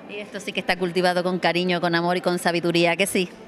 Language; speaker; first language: Spanish; native; Spanish